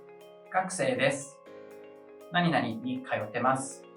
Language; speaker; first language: Japanese; non-native, fluent; English